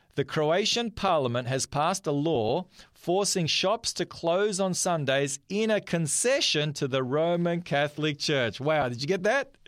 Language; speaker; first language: English; non-native, fluent; Macedonian